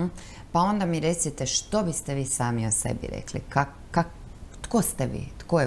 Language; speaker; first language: Croatian; native; Croatian